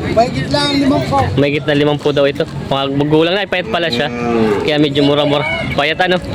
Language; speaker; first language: Filipino; native; Filipino